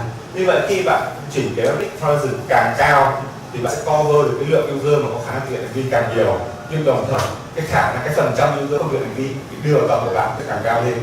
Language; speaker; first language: Vietnamese; native; Vietnamese